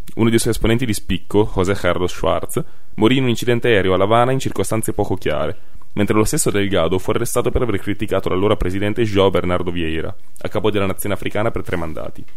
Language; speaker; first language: Italian; native; Italian